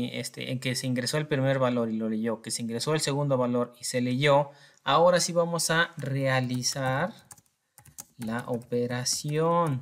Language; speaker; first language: Spanish; native; Spanish